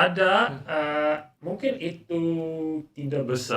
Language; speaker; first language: Indonesian; non-native, learner; English